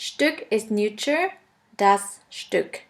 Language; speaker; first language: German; non-native, fluent; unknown